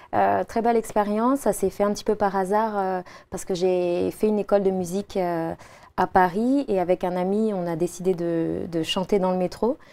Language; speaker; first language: French; native; French